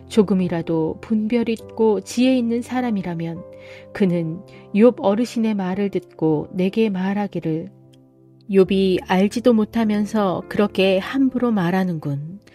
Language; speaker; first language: Korean; native; Korean